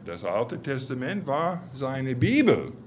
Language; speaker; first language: German; non-native, fluent; English